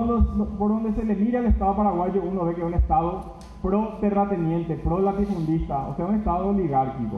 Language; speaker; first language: Spanish; native; Spanish